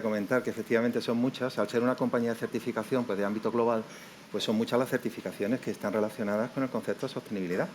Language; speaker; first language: Spanish; native; Spanish